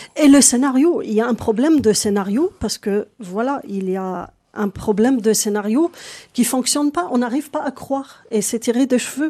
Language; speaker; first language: French; non-native, local second language; Arabic